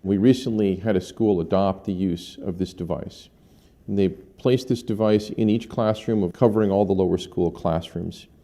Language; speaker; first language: English; native; English